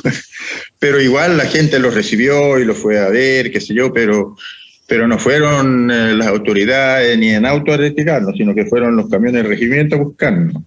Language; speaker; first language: Spanish; early bilingual, other home language; Italian